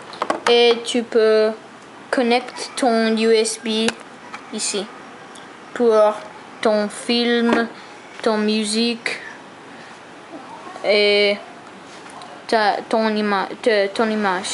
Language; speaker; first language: French; non-native, learner; English